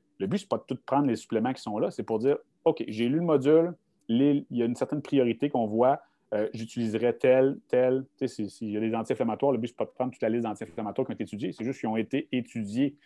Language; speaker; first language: French; native; French